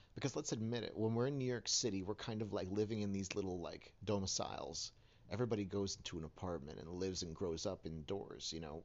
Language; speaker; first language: English; native; English